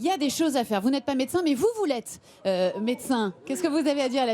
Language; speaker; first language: French; native; French